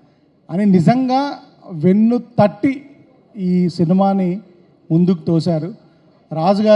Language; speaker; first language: Telugu; native; Telugu